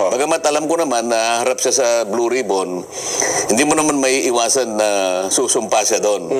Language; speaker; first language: Filipino; non-native, local second language; Masbatenyo